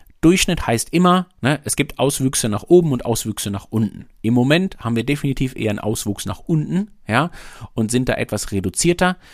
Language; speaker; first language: German; native; German